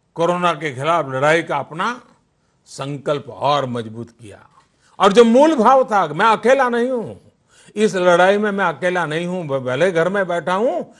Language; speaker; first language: Hindi; non-native, local second language; Gujarati